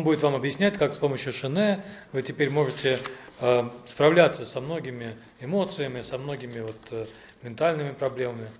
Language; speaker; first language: Russian; native; Russian